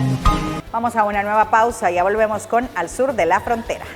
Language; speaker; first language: Spanish; native; Spanish